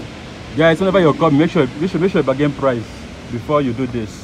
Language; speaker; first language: English; non-native, local second language; Igbo